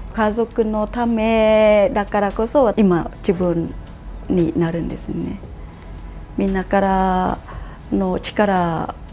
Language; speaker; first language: Japanese; non-native, fluent; Khmer